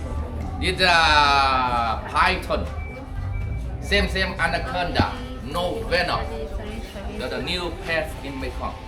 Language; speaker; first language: English; non-native, learner; Vietnamese